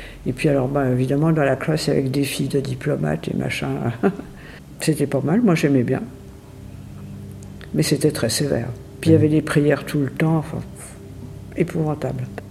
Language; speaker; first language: French; native; French